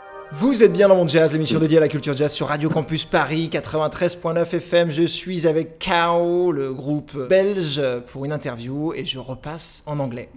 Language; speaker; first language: French; native; French